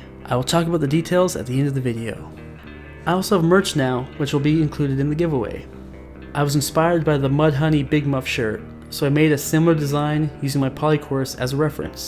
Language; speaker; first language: English; native; English